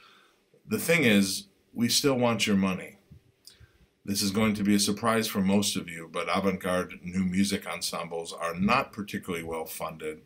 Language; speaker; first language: English; native; English